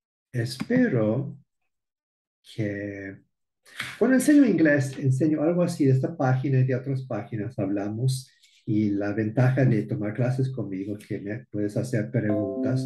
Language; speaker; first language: Spanish; early bilingual, heritage; Spanish